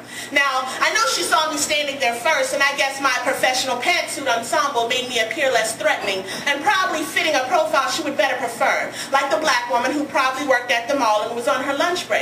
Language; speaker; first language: English; native; English